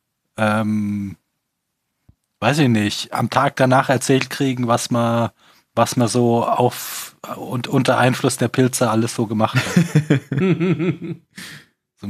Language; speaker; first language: German; native; German